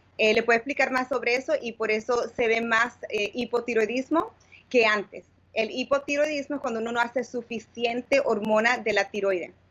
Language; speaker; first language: Spanish; early bilingual, heritage; Spanish